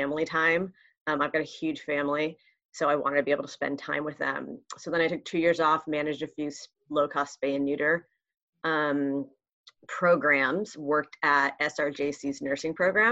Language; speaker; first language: English; early bilingual, other home language; Spanish